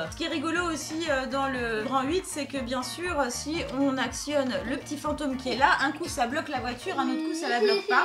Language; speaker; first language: French; native; French